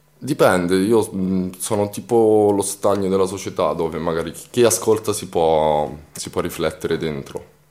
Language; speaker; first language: Italian; early bilingual, other home language; Romanian